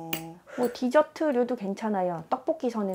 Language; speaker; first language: Korean; native; Korean